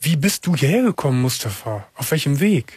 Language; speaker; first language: German; native; German